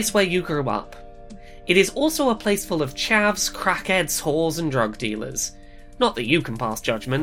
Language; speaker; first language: English; native; English